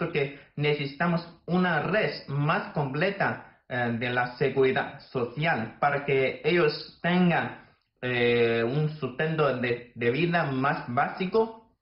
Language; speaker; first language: Spanish; non-native, fluent; Chinese